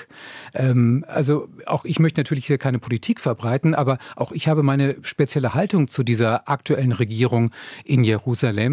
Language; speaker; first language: German; native; German